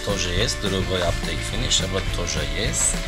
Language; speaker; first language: Russian; non-native, learner; Turkish